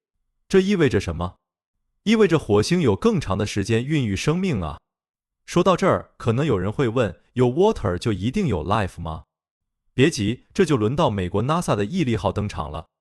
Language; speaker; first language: Chinese; native; Chinese